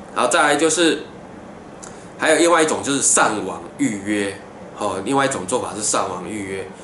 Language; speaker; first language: Chinese; native; Chinese